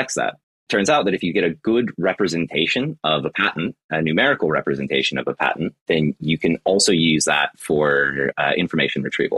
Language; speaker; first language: English; native; English